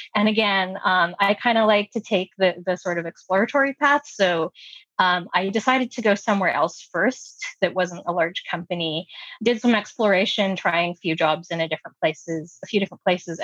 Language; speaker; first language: English; native; English